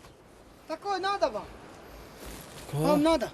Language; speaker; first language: Russian; non-native, local second language; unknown